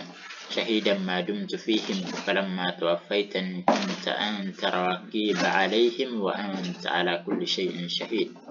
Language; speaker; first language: Arabic; non-native, fluent; Indonesian